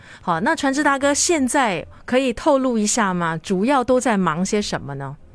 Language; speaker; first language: Chinese; native; Chinese